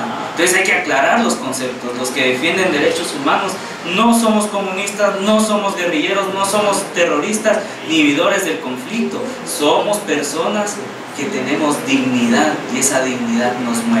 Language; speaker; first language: Spanish; native; Spanish